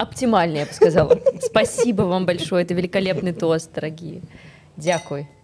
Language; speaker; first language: Russian; native; Russian